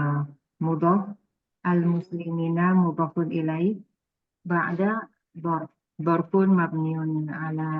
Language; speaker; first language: Arabic; non-native, learner; Indonesian